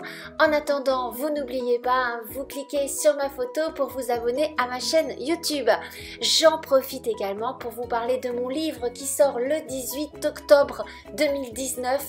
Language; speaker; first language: French; native; French